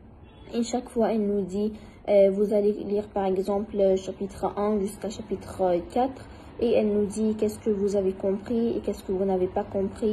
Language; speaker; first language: French; non-native, fluent; Arabic